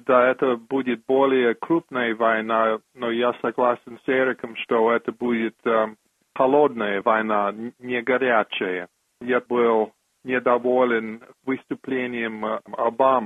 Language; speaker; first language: Russian; non-native, fluent; English